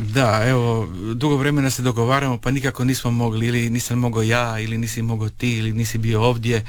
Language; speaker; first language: Serbian; native; Serbian